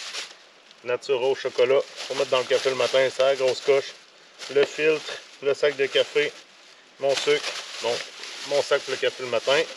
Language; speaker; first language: French; native; French